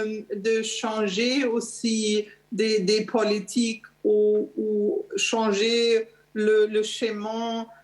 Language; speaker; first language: French; non-native, learner; German